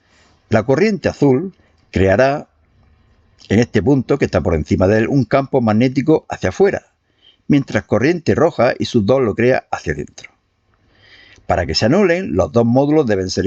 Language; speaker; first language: Spanish; native; Spanish